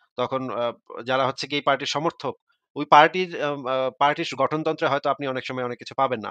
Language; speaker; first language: Bangla; native; Bangla